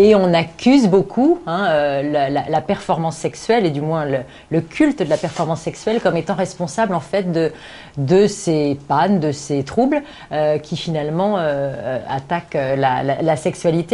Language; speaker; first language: French; native; French